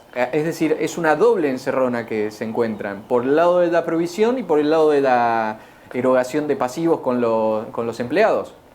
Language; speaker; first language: Spanish; native; Spanish